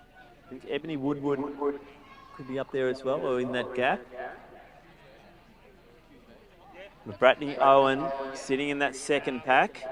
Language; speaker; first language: English; native; English